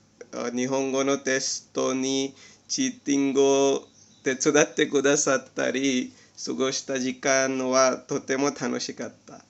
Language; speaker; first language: Japanese; non-native, learner; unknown